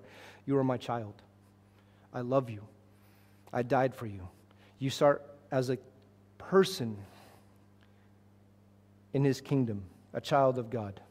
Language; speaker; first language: English; native; English